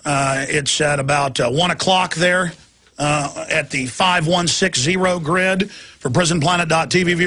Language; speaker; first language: English; native; English